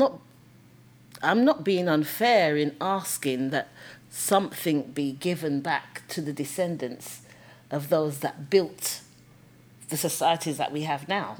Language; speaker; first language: English; native; English